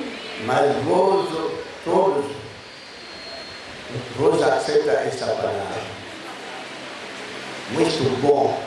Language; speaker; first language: Portuguese; non-native, learner; Lingala